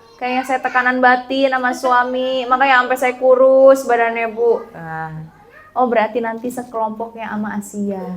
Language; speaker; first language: Indonesian; native; Indonesian